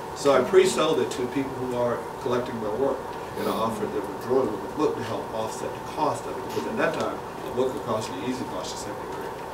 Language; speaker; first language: English; native; English